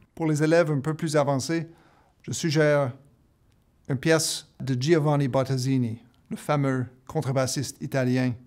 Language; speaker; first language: French; native; French